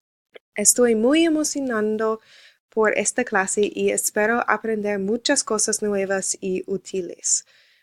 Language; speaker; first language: Spanish; non-native, learner; English